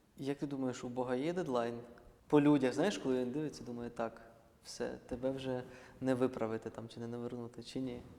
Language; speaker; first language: Ukrainian; native; Ukrainian